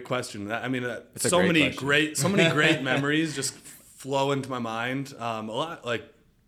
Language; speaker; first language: English; native; English